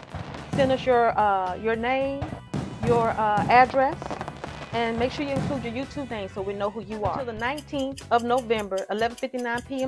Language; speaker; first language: English; native; English